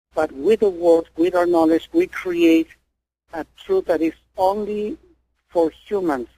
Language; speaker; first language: English; non-native, fluent; Spanish